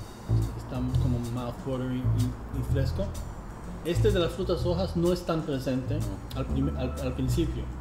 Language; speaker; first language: Spanish; non-native, fluent; English